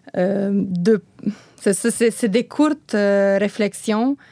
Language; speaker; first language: French; native; French